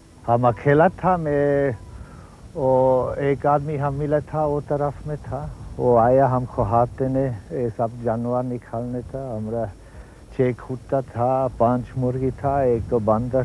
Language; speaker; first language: Hindi; non-native, learner; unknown